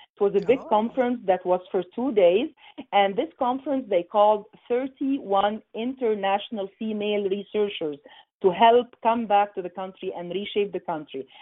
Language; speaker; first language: English; non-native, fluent; Arabic